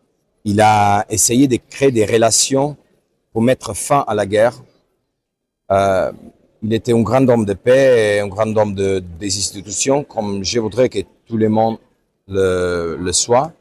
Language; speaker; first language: French; non-native, fluent; Italian